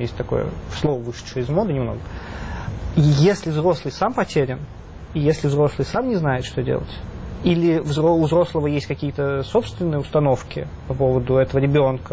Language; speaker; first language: Russian; native; Russian